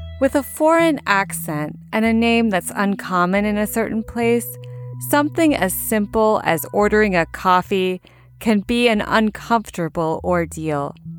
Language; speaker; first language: English; native; English